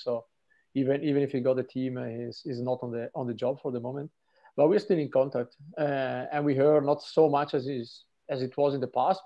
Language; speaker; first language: English; non-native, fluent; Italian